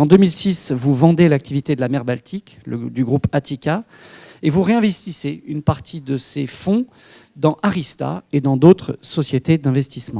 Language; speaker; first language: French; native; French